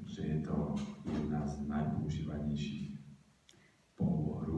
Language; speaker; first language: Slovak; native; Slovak